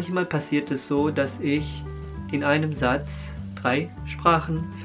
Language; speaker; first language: German; early bilingual, other home language; Filipino